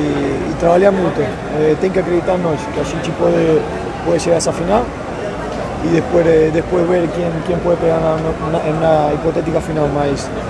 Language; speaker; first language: Portuguese; non-native, learner; Spanish